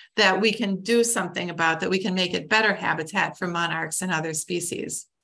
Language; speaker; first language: English; native; English